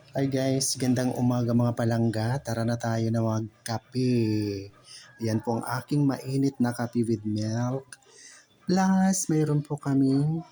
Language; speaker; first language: Filipino; non-native, local second language; Waray